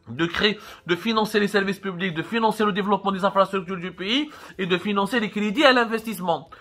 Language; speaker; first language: French; non-native, local second language; Arabic